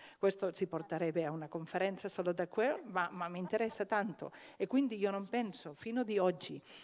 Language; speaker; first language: Italian; non-native, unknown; Catalan